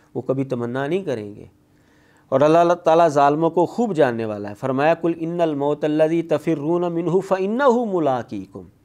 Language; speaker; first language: Urdu; non-native, local second language; Punjabi